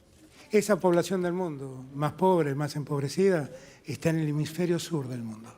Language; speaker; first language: Spanish; native; Spanish